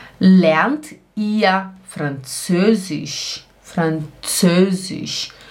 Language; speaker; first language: German; non-native, fluent; Portuguese